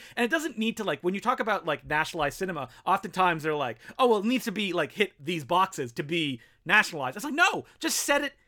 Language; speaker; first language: English; non-native, fluent; French